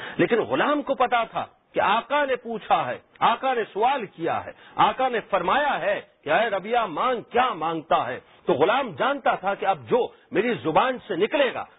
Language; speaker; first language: Urdu; native; Urdu